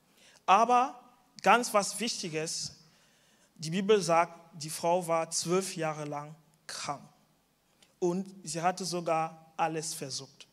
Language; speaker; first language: German; non-native, fluent; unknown